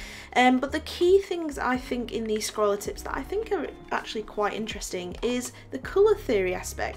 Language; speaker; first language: English; native; English